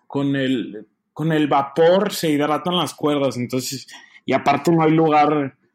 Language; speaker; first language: Spanish; native; Spanish